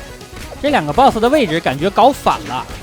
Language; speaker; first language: Chinese; native; Chinese